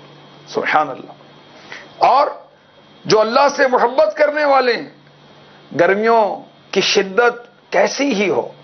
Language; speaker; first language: Urdu; native; Urdu